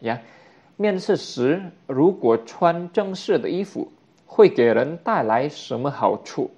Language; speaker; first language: Chinese; non-native, fluent; Indonesian